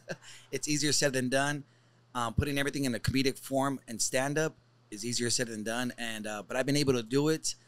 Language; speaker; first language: English; native; English